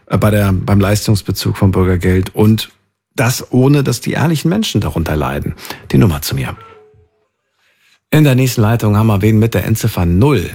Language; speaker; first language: German; native; German